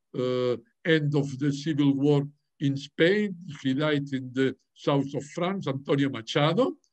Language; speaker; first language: English; non-native, fluent; Catalan